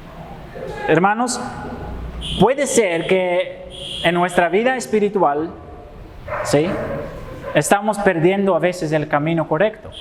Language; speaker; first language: Spanish; non-native, fluent; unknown